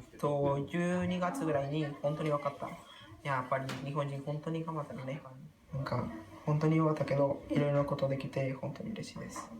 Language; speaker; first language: Japanese; non-native, learner; Spanish